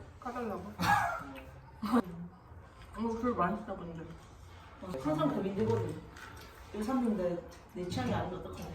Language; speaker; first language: Korean; non-native, fluent; Japanese